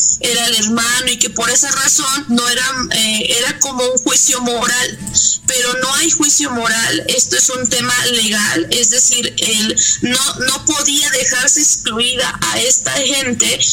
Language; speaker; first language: Spanish; native; Spanish